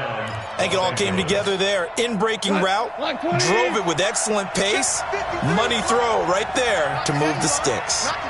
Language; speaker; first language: English; native; English